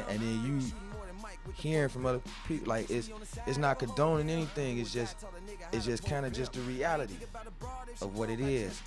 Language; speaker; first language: English; native; English